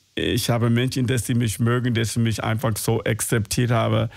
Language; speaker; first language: German; non-native, fluent; English